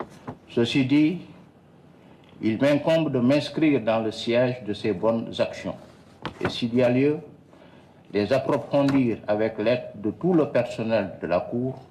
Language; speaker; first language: French; non-native, local second language; Wolof